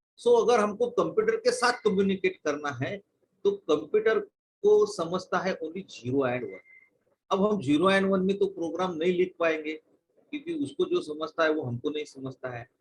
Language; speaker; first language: Hindi; non-native, local second language; Marathi